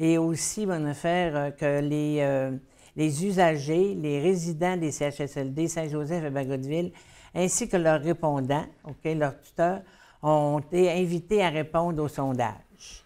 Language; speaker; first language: French; native; French